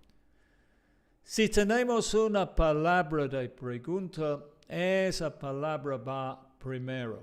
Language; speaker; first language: Spanish; non-native, fluent; English